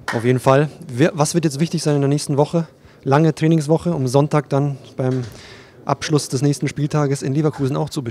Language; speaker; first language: German; native; German